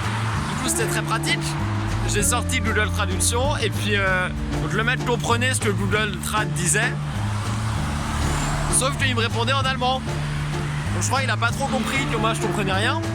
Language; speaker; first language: French; native; French